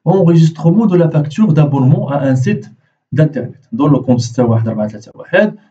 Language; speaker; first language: French; non-native, local second language; Arabic